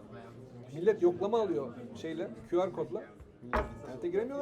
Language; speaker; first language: Turkish; native; Turkish